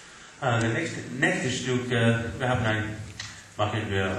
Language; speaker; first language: German; non-native, learner; English